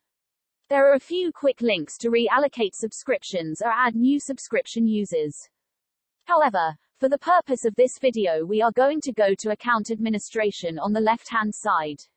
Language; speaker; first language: English; native; English